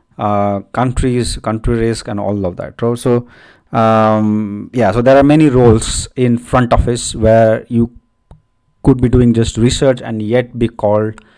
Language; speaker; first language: English; non-native, local second language; Odia